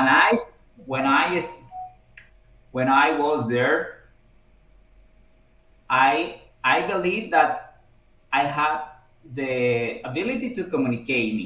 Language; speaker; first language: English; non-native, learner; Spanish